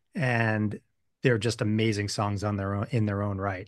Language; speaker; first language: English; native; English